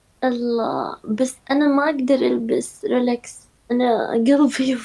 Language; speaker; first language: Arabic; non-native, learner; Turkish